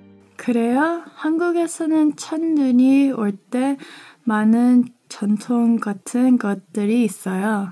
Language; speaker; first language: Korean; early bilingual, heritage; Korean